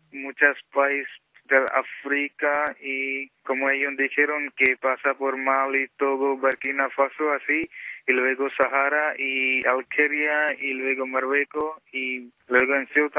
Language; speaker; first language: Spanish; non-native, local second language; Punjabi